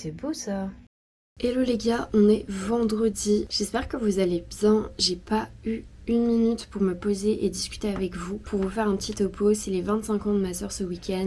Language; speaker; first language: French; native; French